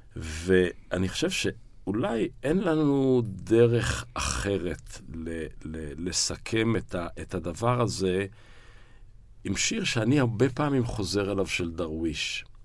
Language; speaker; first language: Hebrew; native; Hebrew